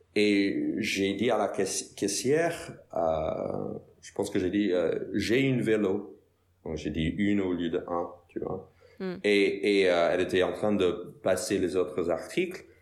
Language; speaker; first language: French; non-native, fluent; English